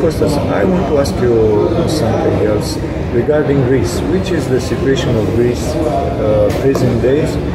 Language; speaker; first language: English; non-native, fluent; Romanian